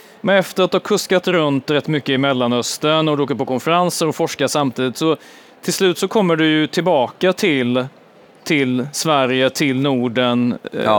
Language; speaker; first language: Swedish; native; Swedish